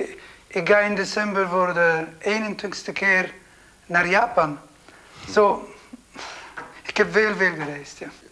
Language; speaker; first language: Dutch; non-native, local second language; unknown